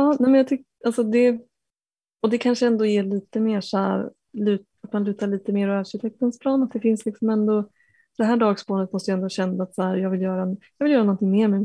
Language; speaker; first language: Swedish; native; Swedish